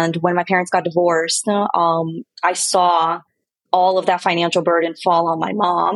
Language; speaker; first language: English; native; English